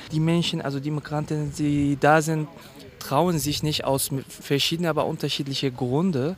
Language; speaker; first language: German; non-native, fluent; Kurdish